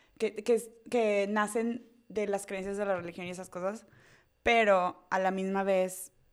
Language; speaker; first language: Spanish; early bilingual, heritage; Spanish